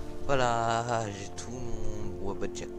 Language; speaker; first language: French; native; French